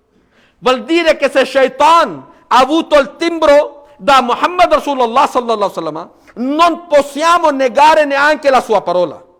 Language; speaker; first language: Italian; non-native, fluent; Urdu